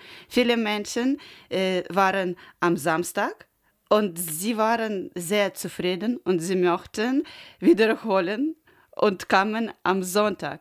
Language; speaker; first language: German; non-native, learner; Ukrainian